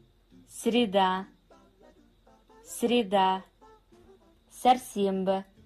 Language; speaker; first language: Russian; non-native, fluent; Kazakh